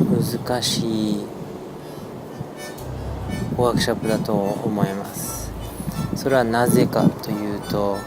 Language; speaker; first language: Japanese; non-native, fluent; French